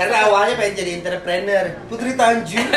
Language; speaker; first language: Indonesian; native; Indonesian